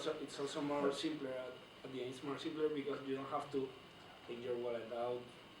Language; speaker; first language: English; non-native, fluent; Spanish